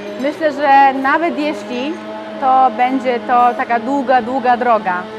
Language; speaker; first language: Polish; early bilingual, other home language; Mongolian